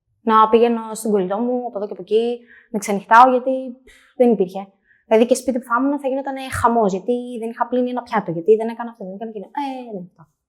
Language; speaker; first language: Greek; native; Greek